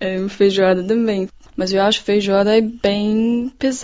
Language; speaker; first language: Portuguese; non-native, fluent; Chinese